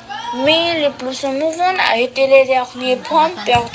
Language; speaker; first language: French; non-native, learner; Spanish